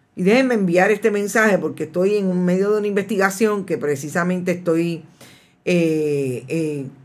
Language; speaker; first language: Spanish; native; Spanish